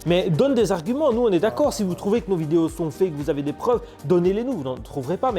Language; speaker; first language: French; native; French